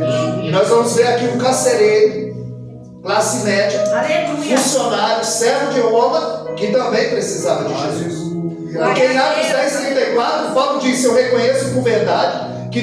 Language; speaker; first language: Portuguese; native; Portuguese